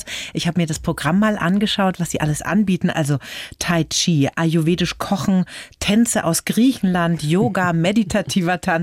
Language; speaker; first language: German; native; German